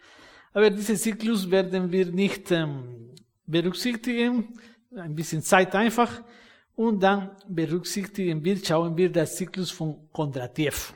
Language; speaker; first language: German; non-native, fluent; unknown